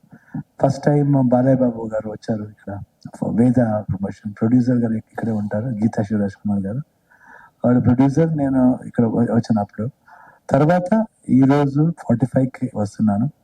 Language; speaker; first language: Telugu; non-native, learner; Kannada